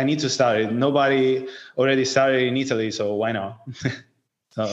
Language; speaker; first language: English; non-native, fluent; Italian